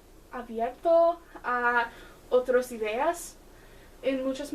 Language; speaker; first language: Spanish; non-native, learner; English